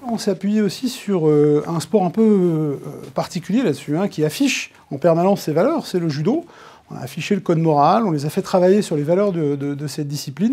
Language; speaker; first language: French; native; French